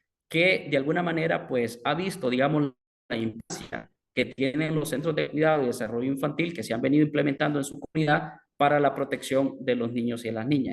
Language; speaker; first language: Spanish; native; Spanish